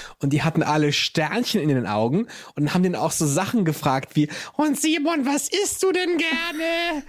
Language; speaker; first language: German; native; German